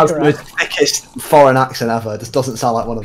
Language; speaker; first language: English; native; English